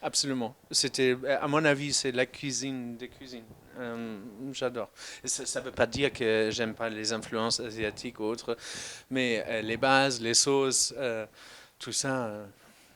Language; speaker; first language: French; non-native, fluent; German